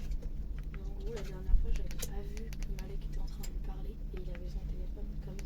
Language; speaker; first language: French; native; French